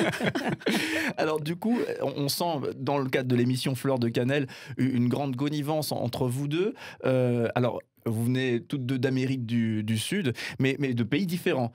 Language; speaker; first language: French; native; French